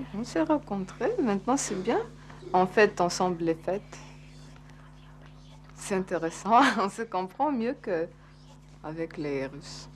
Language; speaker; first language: French; non-native, fluent; Russian